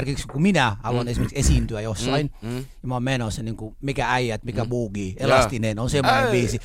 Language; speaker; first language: Finnish; early bilingual, other home language; Somali